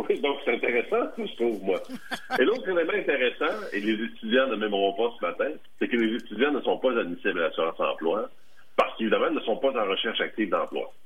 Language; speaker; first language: French; native; French